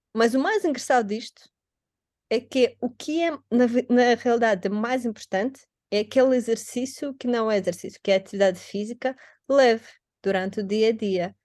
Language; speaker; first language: Portuguese; non-native, fluent; Russian